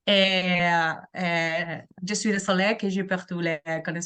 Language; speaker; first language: French; non-native, learner; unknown